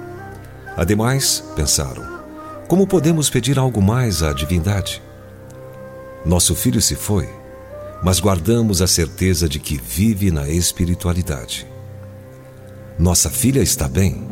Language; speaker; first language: Portuguese; native; Portuguese